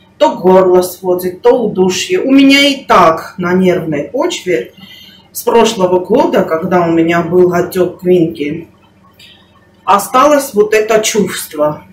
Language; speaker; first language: Russian; non-native, local second language; Armenian